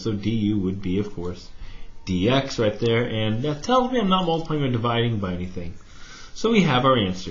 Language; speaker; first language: English; native; English